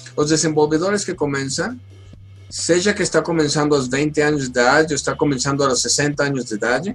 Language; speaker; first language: Spanish; native; Spanish